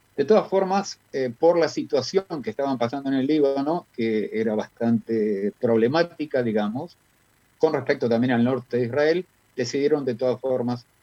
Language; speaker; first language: Spanish; native; Spanish